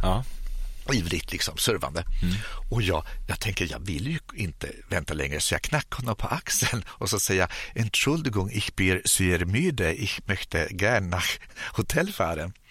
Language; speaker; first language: Swedish; native; Swedish